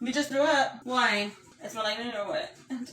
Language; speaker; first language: English; native; English